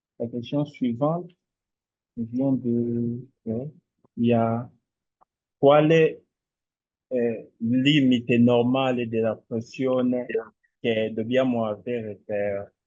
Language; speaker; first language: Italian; non-native, fluent; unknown